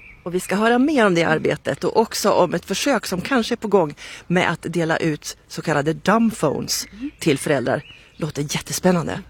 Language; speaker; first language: Swedish; native; Swedish